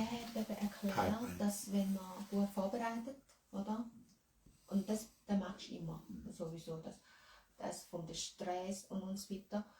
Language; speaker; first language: German; non-native, learner; Thai